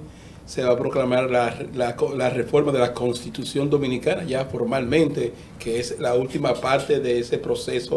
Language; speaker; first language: Spanish; native; Spanish